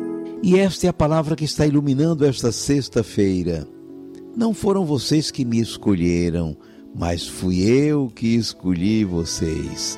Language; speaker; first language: Portuguese; native; Portuguese